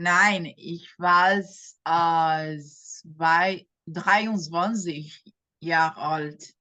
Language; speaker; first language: German; non-native, learner; Portuguese